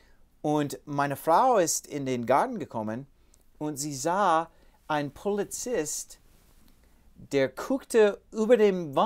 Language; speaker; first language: German; non-native, learner; English